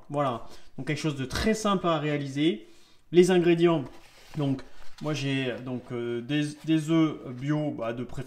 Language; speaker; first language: French; native; French